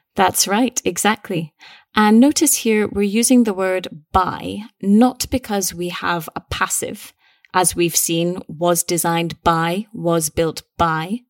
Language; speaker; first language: English; native; English